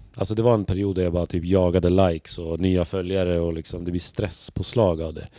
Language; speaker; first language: Swedish; native; Swedish